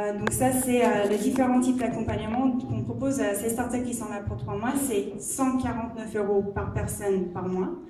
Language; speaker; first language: French; non-native, fluent; English